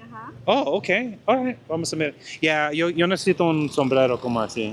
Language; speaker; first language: Spanish; non-native, learner; English